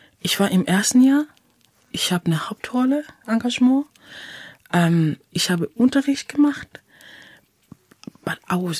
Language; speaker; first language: German; non-native, fluent; English